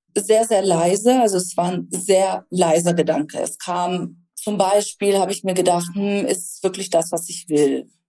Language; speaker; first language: German; early bilingual, other home language; Russian